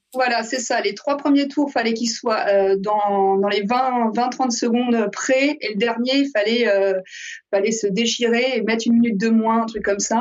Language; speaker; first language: French; native; French